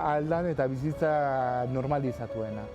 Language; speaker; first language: Basque; native; Basque